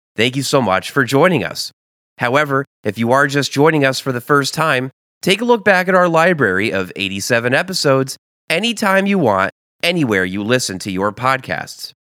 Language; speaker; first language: English; native; English